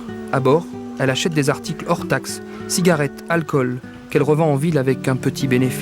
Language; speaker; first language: French; native; French